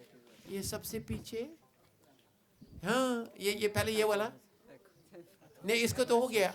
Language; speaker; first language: Hindi; non-native, fluent; English